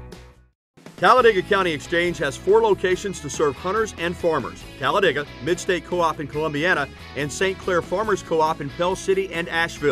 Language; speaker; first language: English; native; English